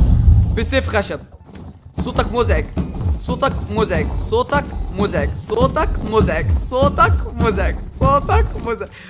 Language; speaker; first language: Arabic; native; Arabic